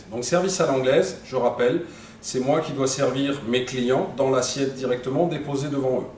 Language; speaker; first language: French; native; French